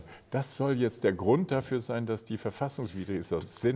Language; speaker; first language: German; native; German